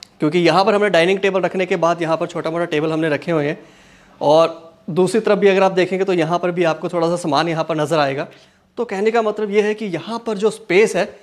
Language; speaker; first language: Hindi; native; Hindi